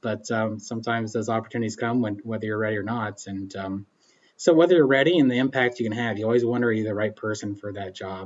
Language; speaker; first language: English; native; English